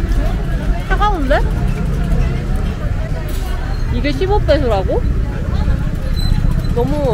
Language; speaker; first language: Spanish; non-native, fluent; Korean